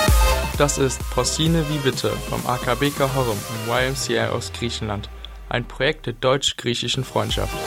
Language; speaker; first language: German; native; German